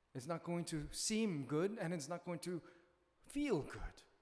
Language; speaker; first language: English; early bilingual, other home language; Korean